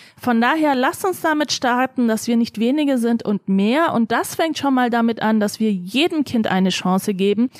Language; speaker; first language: German; early bilingual, other home language; Turkish